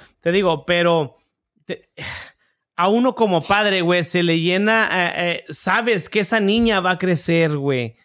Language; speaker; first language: Spanish; early bilingual, heritage; English